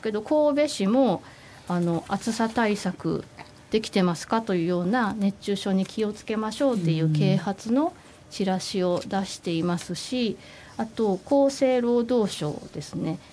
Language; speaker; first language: Japanese; native; Japanese